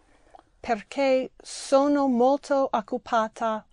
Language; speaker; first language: Italian; non-native, learner; English